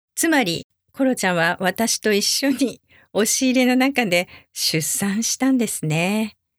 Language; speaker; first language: Japanese; native; Japanese